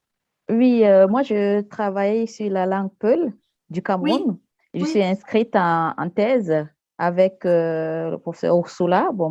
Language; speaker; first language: French; non-native, local second language; Fula